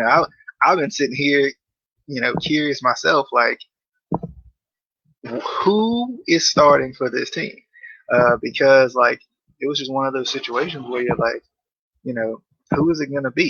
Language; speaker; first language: English; native; English